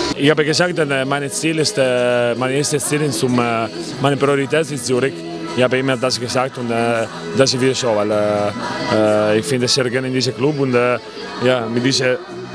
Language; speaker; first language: German; non-native, learner; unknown